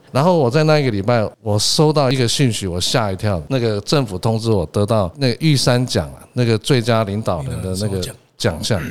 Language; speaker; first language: Chinese; native; Chinese